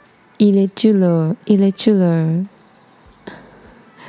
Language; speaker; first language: French; non-native, learner; Japanese